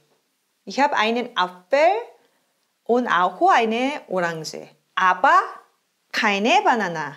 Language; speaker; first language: German; non-native, fluent; Korean